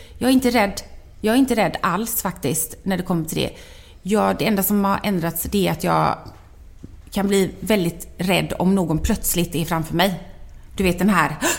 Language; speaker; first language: Swedish; native; Swedish